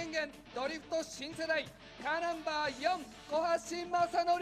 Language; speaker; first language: Japanese; native; Japanese